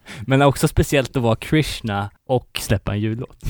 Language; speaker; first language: Swedish; native; Swedish